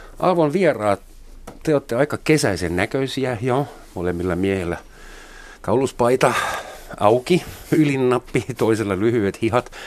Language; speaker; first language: Finnish; non-native, fluent; German